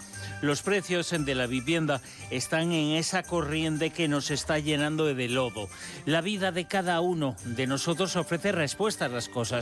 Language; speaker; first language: Spanish; native; Spanish